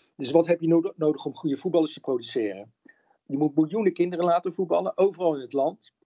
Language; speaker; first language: Dutch; native; Dutch